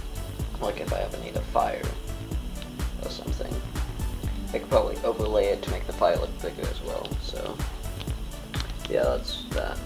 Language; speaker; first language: English; native; English